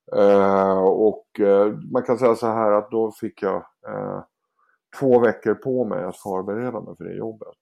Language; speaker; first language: Swedish; native; Swedish